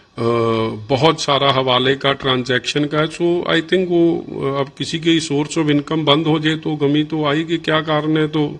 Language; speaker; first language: Hindi; non-native, local second language; Punjabi